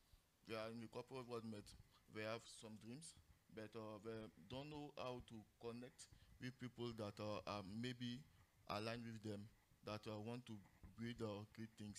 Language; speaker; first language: English; non-native, local second language; French